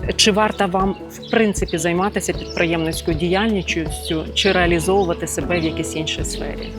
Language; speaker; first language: Ukrainian; native; Ukrainian